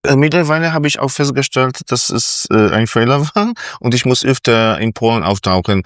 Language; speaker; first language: German; non-native, fluent; Polish